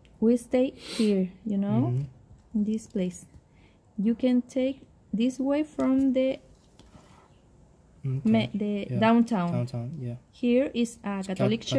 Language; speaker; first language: English; non-native, learner; Spanish